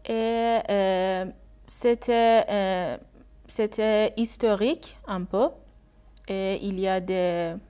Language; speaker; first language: French; non-native, learner; Persian